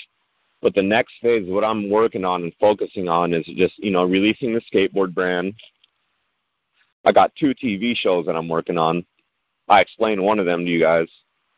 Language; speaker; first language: English; native; English